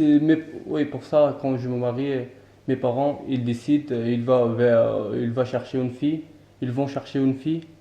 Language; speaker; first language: French; non-native, learner; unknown